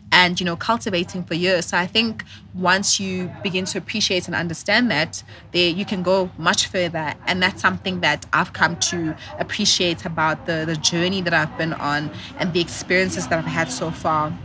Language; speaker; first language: English; non-native, local second language; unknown